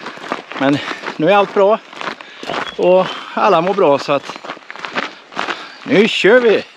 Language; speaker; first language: Swedish; native; Swedish